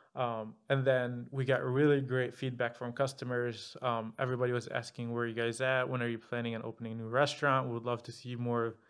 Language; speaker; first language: English; non-native, fluent; Arabic